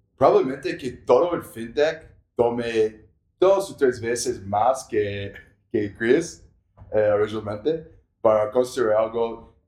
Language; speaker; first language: Spanish; non-native, learner; English